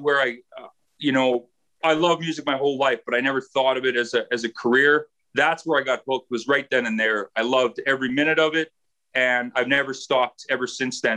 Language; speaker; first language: English; native; English